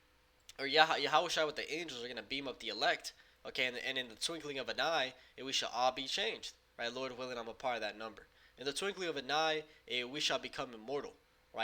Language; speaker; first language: English; native; English